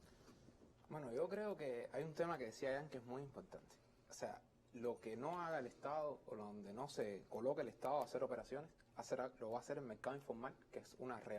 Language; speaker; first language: Spanish; native; Spanish